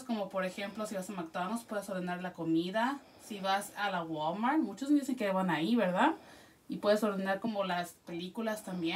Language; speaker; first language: Spanish; early bilingual, heritage; Spanish